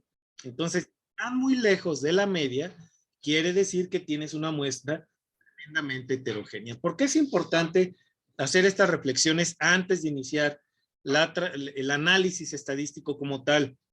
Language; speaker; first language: Spanish; native; Spanish